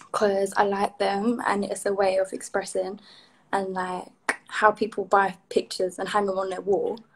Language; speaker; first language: English; native; English